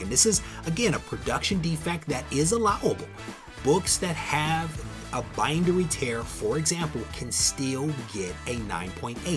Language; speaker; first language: English; native; English